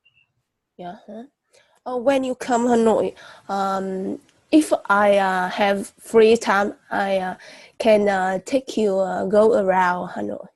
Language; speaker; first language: English; non-native, learner; Vietnamese